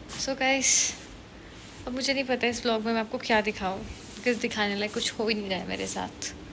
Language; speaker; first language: Hindi; native; Hindi